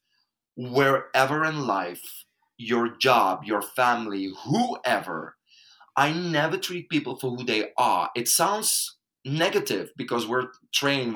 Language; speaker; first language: English; non-native, fluent; Dutch